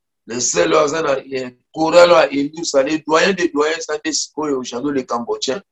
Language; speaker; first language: French; non-native, local second language; Lingala